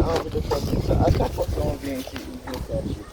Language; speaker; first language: French; non-native, local second language; Wolof